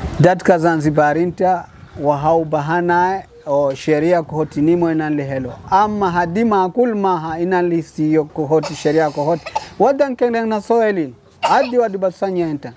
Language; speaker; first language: Somali; non-native, learner; Swahili